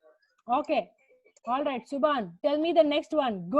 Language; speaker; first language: English; non-native, local second language; Hindi